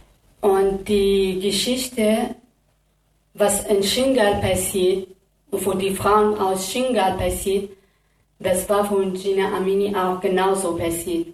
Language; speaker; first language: German; non-native, learner; Kurdish